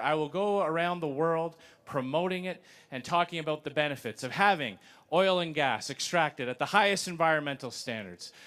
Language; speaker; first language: English; native; English